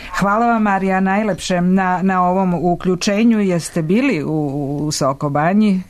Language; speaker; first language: Serbian; native; Serbian